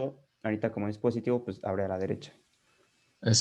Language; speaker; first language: Spanish; native; Spanish